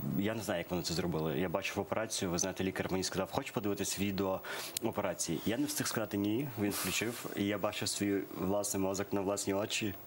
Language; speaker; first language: Ukrainian; early bilingual, other home language; Persian